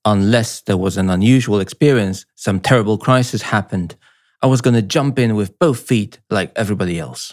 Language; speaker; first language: English; non-native, fluent; Polish